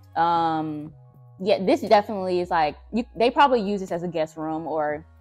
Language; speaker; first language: English; native; English